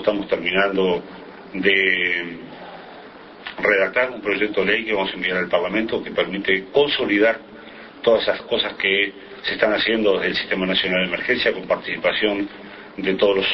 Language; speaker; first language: Spanish; native; Spanish